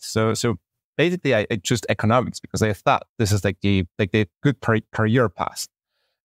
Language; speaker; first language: English; non-native, fluent; Polish